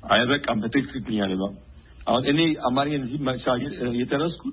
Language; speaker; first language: Amharic; non-native, fluent; German